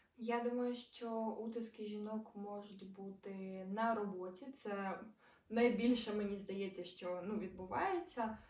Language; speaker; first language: Ukrainian; non-native, local second language; Russian